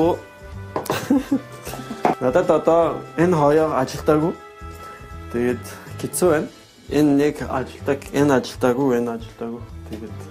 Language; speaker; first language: Mongolian; non-native, learner; French